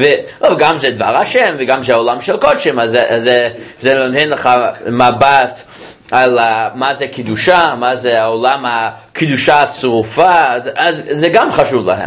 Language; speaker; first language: Hebrew; non-native, fluent; English